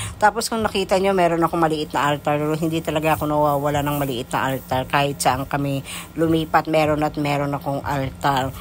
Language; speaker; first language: Filipino; non-native, local second language; Hiligaynon